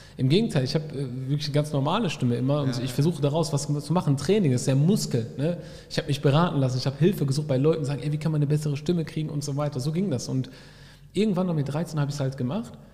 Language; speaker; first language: German; early bilingual, other home language; Arabic